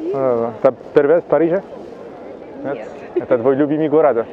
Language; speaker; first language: Russian; non-native, learner; French